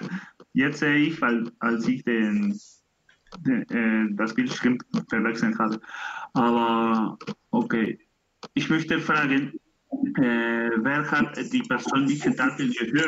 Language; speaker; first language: German; non-native, learner; Spanish